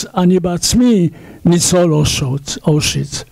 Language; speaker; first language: Hebrew; non-native, fluent; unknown